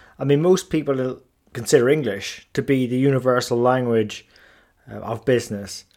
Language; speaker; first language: English; native; English